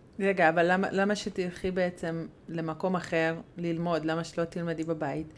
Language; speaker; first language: Hebrew; non-native, fluent; Hungarian